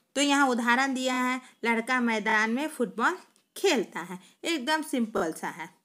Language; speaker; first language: Hindi; non-native, local second language; Telugu